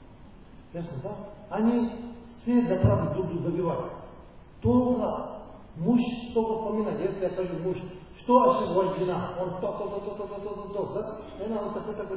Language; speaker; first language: Russian; non-native, learner; Tibetan